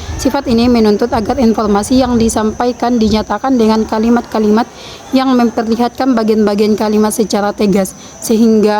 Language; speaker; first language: Indonesian; native; Indonesian